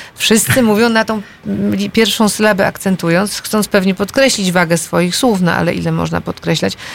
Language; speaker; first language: Polish; native; Polish